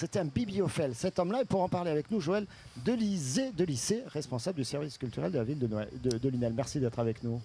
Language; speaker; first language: French; native; French